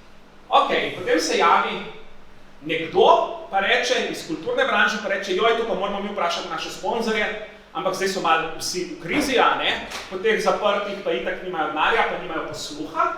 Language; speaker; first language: Slovenian; native; Slovenian